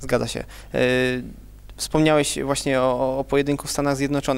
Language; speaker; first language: Polish; native; Polish